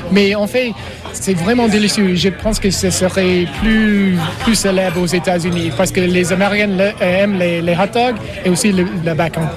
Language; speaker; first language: French; non-native, learner; English